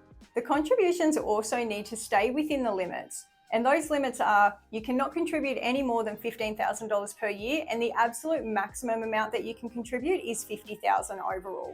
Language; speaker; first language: English; native; English